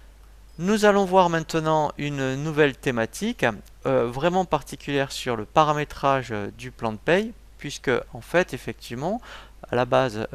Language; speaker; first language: French; native; French